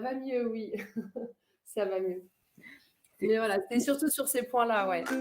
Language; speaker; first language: French; native; French